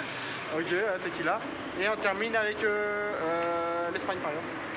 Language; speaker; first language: French; native; French